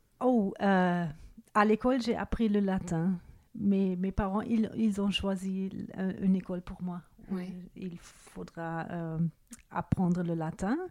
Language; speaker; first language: French; non-native, fluent; German